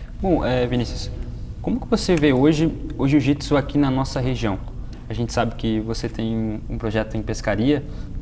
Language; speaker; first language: Portuguese; native; Portuguese